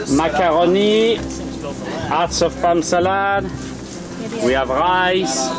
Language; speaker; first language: English; non-native, learner; French